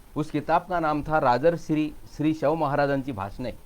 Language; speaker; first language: Hindi; non-native, local second language; Marathi